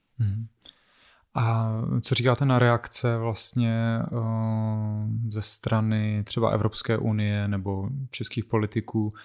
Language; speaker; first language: Czech; native; Czech